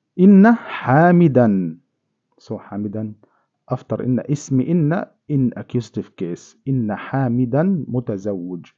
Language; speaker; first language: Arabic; non-native, fluent; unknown